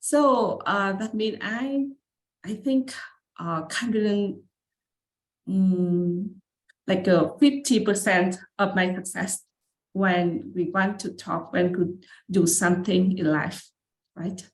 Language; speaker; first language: English; non-native, learner; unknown